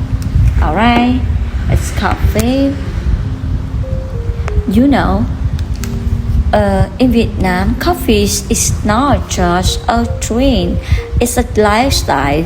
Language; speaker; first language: English; non-native, learner; Vietnamese